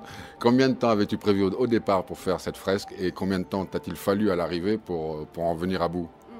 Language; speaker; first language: French; native; French